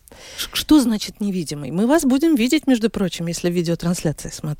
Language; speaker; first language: Russian; native; Russian